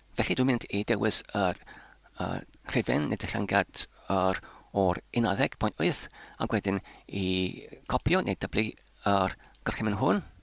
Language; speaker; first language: Welsh; non-native, learner; Polish